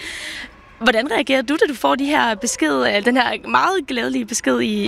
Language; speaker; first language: Danish; native; Danish